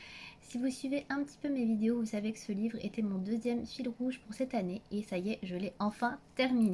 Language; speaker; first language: French; native; French